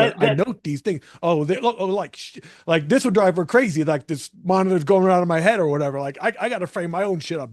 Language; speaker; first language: English; native; English